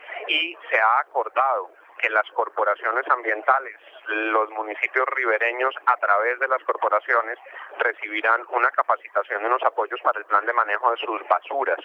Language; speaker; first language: Spanish; native; Spanish